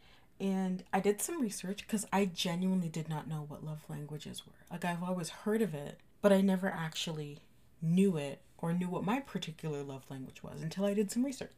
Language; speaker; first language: English; native; English